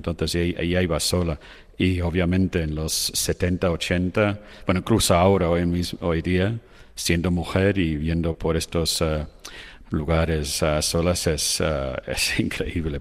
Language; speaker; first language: Spanish; non-native, fluent; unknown